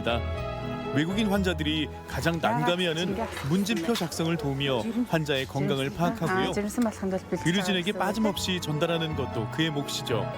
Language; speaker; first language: Korean; native; Korean